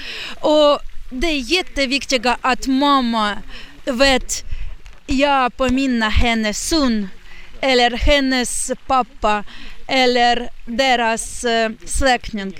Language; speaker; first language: Swedish; non-native, learner; Ukrainian